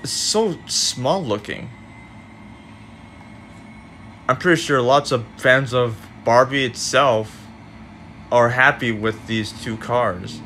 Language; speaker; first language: English; native; English